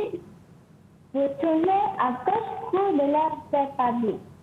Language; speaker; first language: French; non-native, learner; Malay